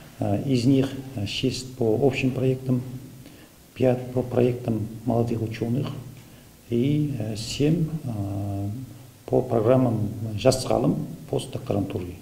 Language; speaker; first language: Russian; non-native, local second language; Kazakh